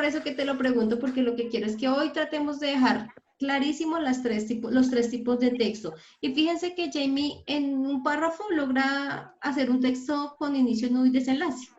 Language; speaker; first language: Spanish; native; Spanish